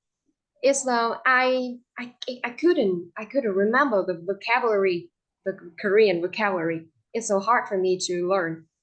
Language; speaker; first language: English; non-native, fluent; Vietnamese